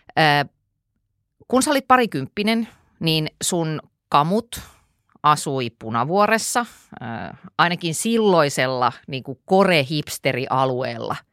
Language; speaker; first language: Finnish; native; Finnish